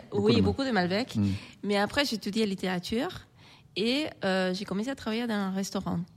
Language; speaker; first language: French; non-native, fluent; Spanish